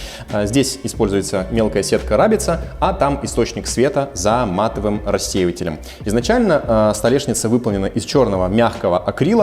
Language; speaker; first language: Russian; native; Russian